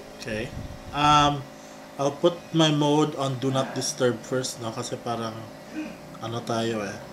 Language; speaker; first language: Filipino; non-native, local second language; Cebuano